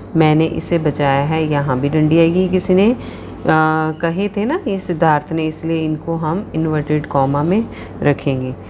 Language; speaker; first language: Hindi; non-native, local second language; Punjabi